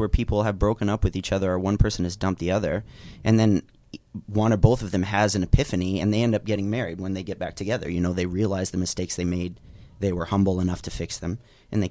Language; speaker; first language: English; non-native, local second language; Filipino